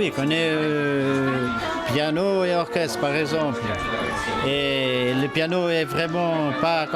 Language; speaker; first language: French; non-native, fluent; Portuguese